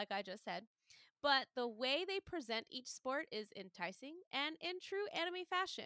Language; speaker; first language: English; native; English